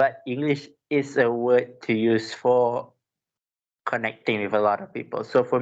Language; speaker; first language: English; non-native, local second language; Malay